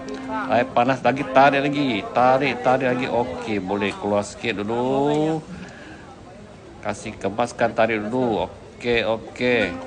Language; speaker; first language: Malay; non-native, local second language; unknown